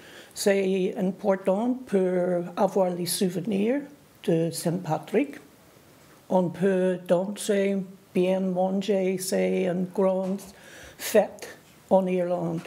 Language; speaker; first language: French; non-native, learner; English